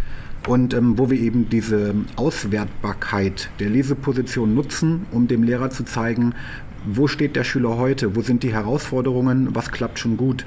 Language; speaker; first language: German; native; German